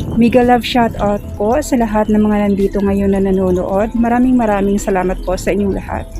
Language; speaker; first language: Filipino; non-native, local second language; Cebuano